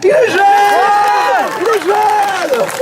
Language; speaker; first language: French; native; French